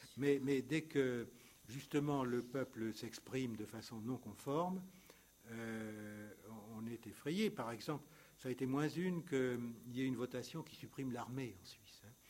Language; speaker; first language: French; native; French